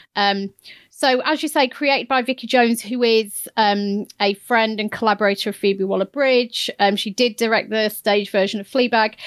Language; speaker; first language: English; native; English